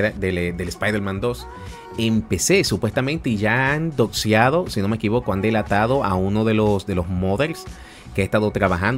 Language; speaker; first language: Spanish; native; Spanish